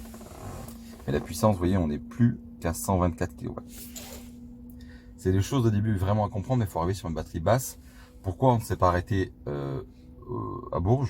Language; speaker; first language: French; native; French